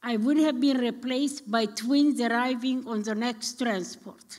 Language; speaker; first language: English; non-native, fluent; Romanian